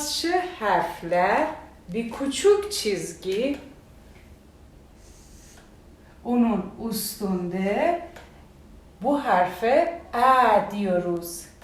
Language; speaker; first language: Turkish; non-native, fluent; Persian